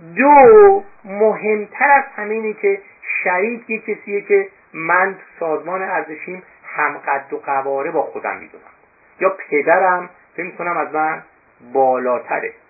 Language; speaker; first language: Persian; non-native, local second language; Azerbaijani